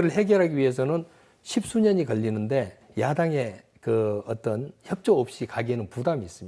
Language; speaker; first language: Korean; native; Korean